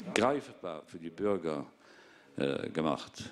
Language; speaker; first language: German; non-native, local second language; Luxembourgish